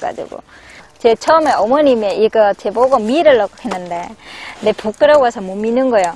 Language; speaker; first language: Korean; non-native, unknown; Vietnamese